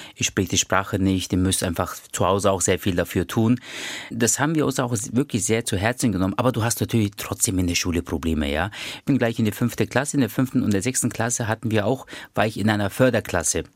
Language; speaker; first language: German; early bilingual, other home language; Turkish